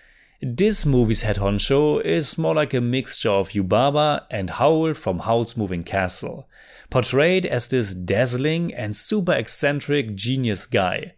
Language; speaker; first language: English; non-native, fluent; German